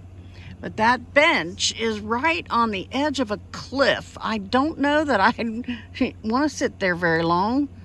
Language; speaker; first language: English; native; English